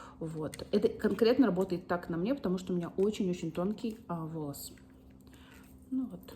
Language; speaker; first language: Russian; early bilingual, heritage; Russian